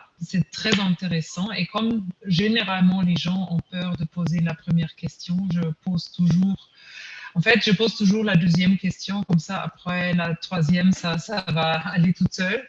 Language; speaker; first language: French; non-native, fluent; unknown